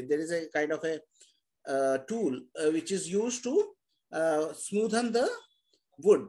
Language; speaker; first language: English; non-native, local second language; Hindi